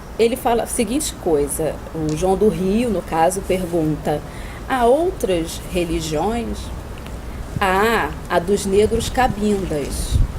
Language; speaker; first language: Portuguese; native; Portuguese